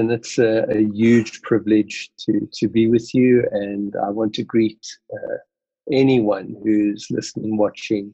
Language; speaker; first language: English; native; English